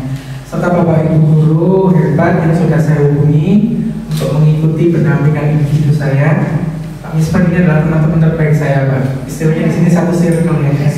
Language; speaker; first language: Indonesian; native; Indonesian